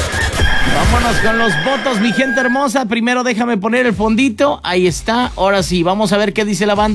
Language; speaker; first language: Spanish; native; Spanish